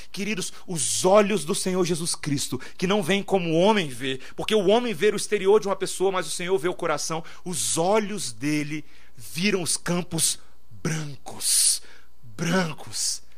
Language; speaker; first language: Portuguese; native; Portuguese